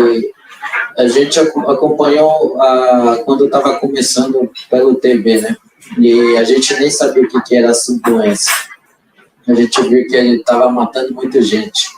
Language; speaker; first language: Portuguese; non-native, local second language; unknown